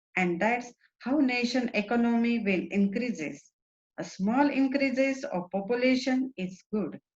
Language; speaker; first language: English; non-native, local second language; Marathi